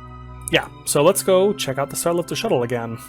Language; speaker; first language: English; native; English